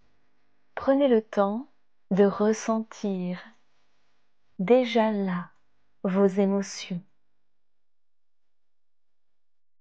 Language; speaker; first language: French; native; French